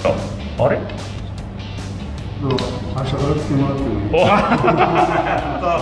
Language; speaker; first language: Japanese; native; Japanese